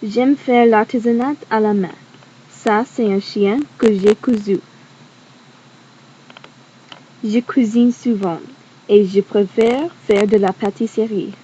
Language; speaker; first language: French; non-native, learner; English